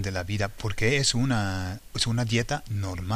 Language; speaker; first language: Spanish; non-native, fluent; English